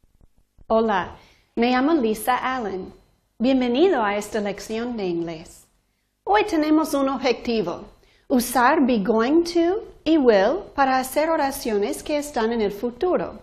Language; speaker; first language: Spanish; non-native, fluent; English